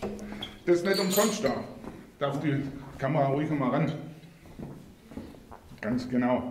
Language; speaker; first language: German; native; German